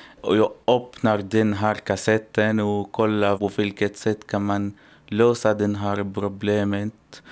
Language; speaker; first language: Swedish; non-native, learner; Arabic